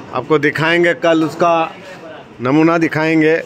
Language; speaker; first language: Hindi; non-native, local second language; Bangla